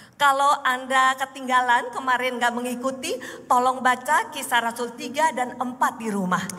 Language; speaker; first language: Indonesian; native; Indonesian